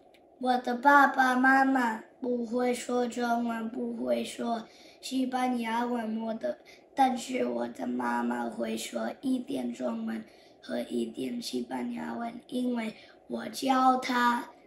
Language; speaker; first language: Chinese; non-native, learner; English